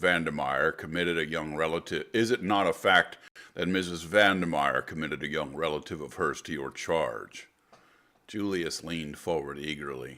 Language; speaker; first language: English; native; English